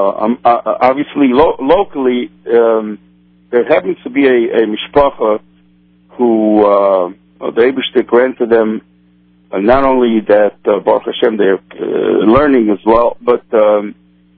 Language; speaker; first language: English; non-native, fluent; Portuguese